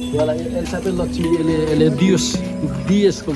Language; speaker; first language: French; non-native, learner; Nepali